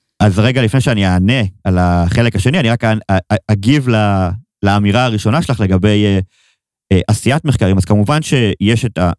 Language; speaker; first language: Hebrew; native; Hebrew